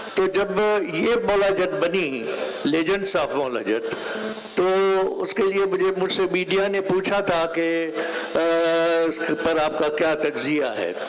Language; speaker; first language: Urdu; non-native, local second language; Sindhi